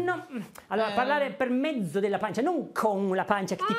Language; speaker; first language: Italian; native; Italian